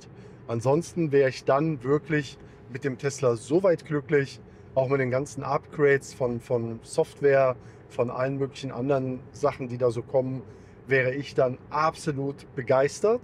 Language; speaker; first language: German; native; German